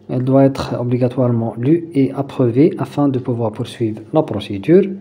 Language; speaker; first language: French; non-native, local second language; Arabic